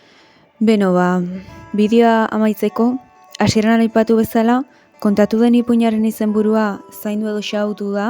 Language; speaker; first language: Basque; native; Basque